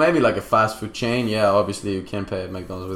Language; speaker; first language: English; non-native, fluent; German